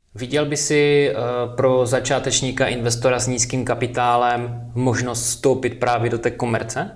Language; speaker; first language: Czech; native; Czech